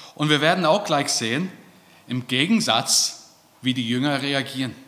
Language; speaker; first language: German; non-native, fluent; English